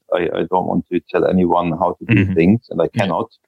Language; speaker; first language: English; non-native, fluent; German